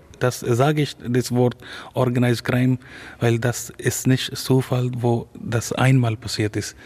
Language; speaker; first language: German; non-native, learner; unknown